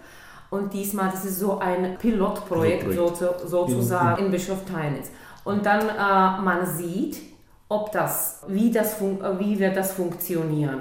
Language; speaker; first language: German; non-native, local second language; Czech